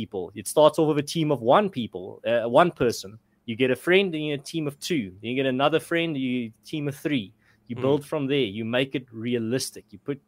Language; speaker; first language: English; non-native, local second language; Afrikaans